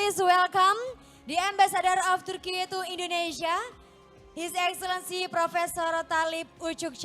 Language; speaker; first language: English; non-native, fluent; Indonesian